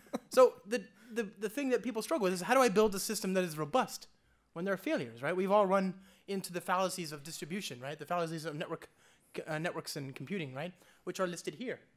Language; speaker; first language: English; native; English